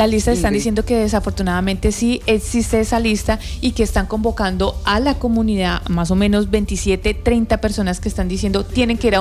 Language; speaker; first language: Spanish; native; Spanish